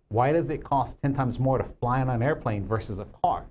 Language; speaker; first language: English; native; English